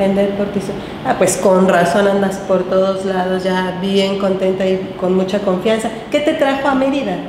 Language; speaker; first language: Spanish; native; Spanish